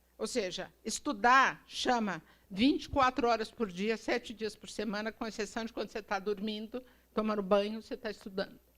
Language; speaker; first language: Portuguese; native; Portuguese